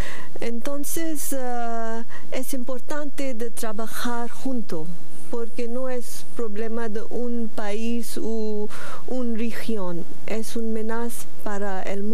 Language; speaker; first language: Spanish; non-native, learner; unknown